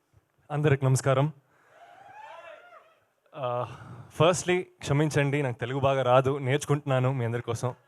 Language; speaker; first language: Telugu; non-native, learner; Kannada